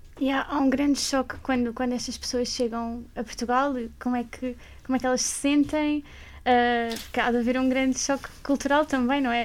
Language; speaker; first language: Portuguese; native; Portuguese